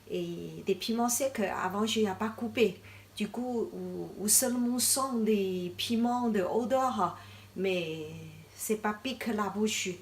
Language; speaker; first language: French; non-native, learner; Chinese